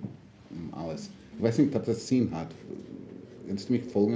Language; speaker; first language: German; non-native, fluent; English